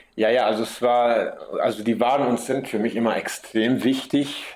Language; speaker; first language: German; early bilingual, heritage; German